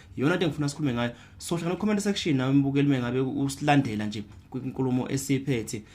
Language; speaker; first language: Zulu; native; Zulu